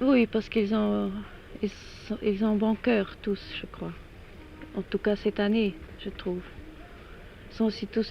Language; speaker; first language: French; non-native, fluent; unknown